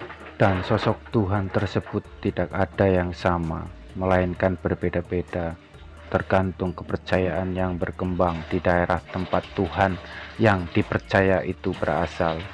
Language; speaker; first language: Indonesian; native; Indonesian